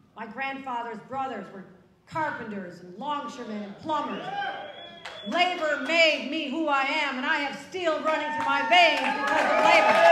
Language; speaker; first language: English; native; English